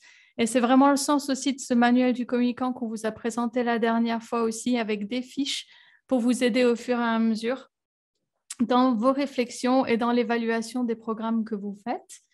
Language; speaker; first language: French; native; French